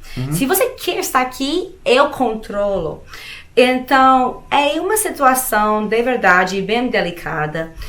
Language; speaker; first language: Portuguese; non-native, fluent; Spanish